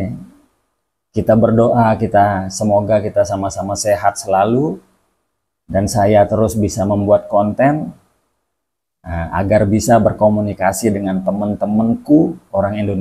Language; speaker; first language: Indonesian; native; Indonesian